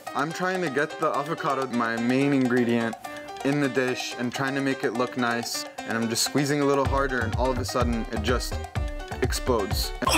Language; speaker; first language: English; early bilingual, other home language; Arabic